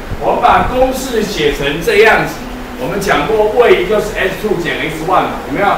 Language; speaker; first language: Chinese; native; Chinese